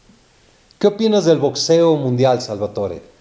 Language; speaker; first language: Spanish; native; Spanish